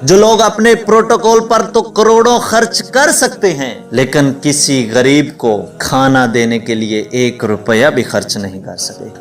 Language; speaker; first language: Urdu; native; Urdu